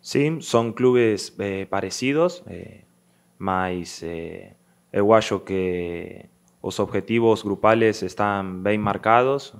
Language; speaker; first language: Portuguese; non-native, learner; Spanish